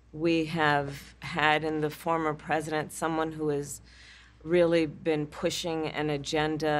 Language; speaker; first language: English; native; English